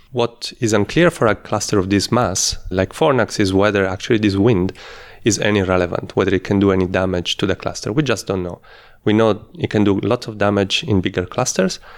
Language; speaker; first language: English; non-native, fluent; Italian